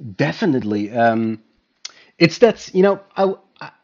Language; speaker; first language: English; non-native, fluent; Dutch